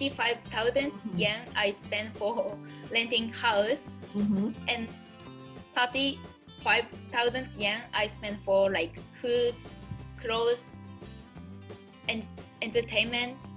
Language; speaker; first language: English; non-native, learner; Japanese